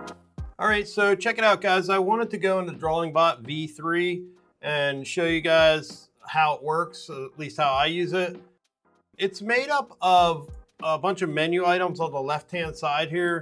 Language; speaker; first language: English; native; English